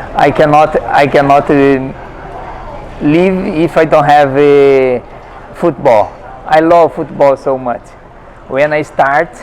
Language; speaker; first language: English; non-native, learner; Portuguese